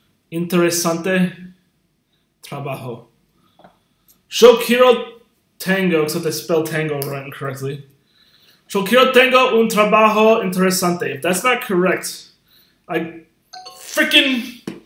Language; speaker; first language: Spanish; non-native, learner; English